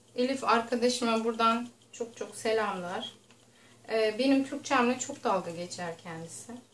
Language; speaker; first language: Turkish; non-native, fluent; Russian